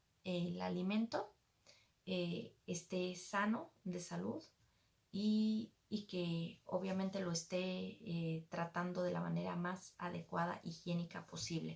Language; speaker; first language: Spanish; native; Spanish